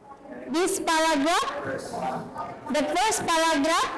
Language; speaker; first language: English; non-native, learner; Indonesian